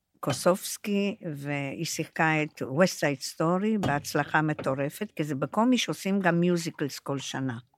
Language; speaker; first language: Hebrew; non-native, fluent; Romanian